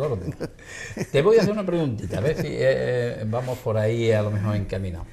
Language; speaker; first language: Spanish; native; Spanish